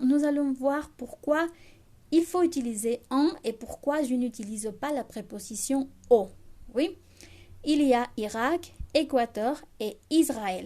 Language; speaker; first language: French; non-native, fluent; Spanish